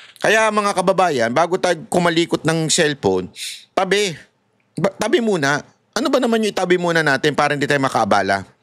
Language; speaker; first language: Filipino; native; Filipino